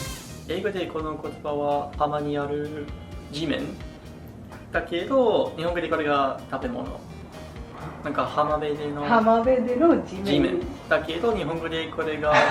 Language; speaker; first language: Japanese; non-native, fluent; English